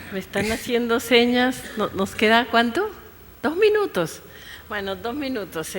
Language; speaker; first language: Spanish; native; Spanish